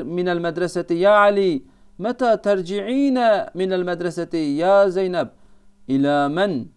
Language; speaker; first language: Arabic; non-native, fluent; Turkish